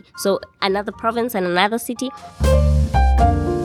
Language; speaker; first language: English; non-native, local second language; Xhosa